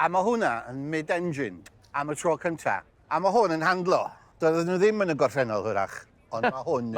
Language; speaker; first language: Welsh; native; Welsh